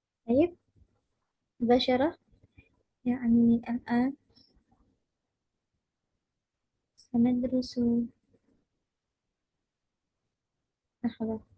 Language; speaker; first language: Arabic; non-native, fluent; Indonesian